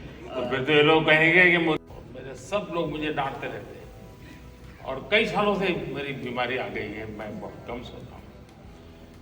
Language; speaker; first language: Hindi; native; Hindi